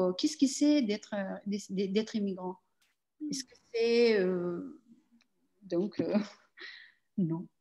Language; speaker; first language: French; non-native, learner; Persian